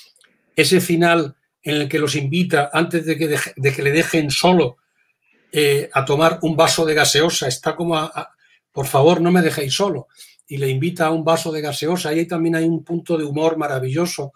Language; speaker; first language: Spanish; native; Spanish